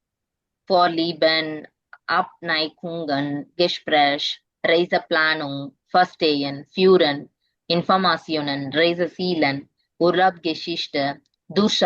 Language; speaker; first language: German; non-native, fluent; Tamil